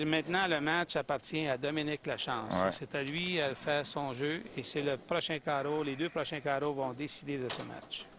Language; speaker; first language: French; native; French